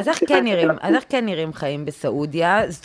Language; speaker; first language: Hebrew; native; Hebrew